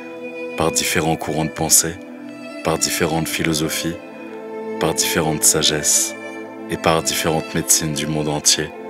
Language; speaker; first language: French; native; French